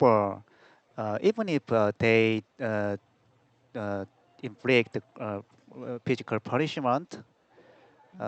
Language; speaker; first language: English; non-native, learner; Korean